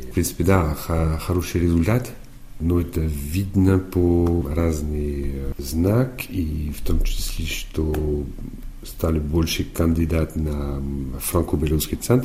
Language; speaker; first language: Russian; non-native, fluent; French